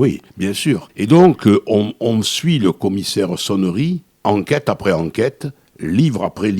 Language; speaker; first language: French; native; French